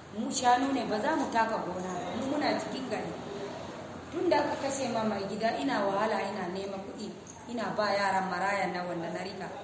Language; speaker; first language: Hausa; non-native, local second language; Fula